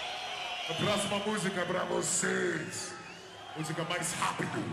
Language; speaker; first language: Portuguese; non-native, learner; English